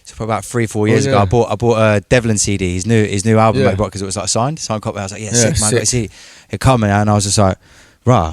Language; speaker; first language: English; native; English